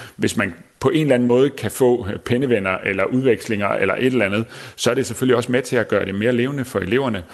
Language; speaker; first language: Danish; native; Danish